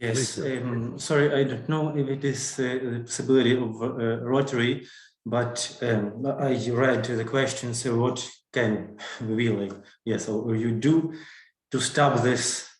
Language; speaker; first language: English; non-native, learner; Ukrainian